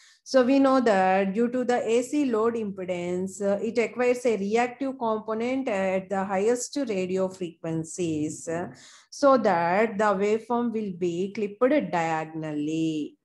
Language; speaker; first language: English; non-native, local second language; Telugu